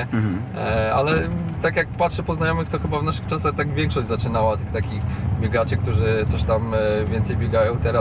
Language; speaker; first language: Polish; native; Polish